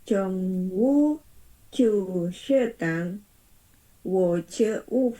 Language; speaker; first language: Chinese; non-native, learner; Indonesian